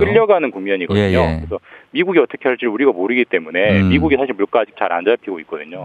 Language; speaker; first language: Korean; native; Korean